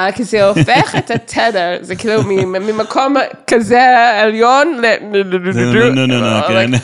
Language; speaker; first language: Hebrew; non-native, fluent; English